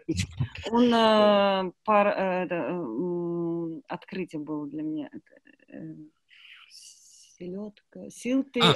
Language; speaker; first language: Latvian; non-native, learner; Kazakh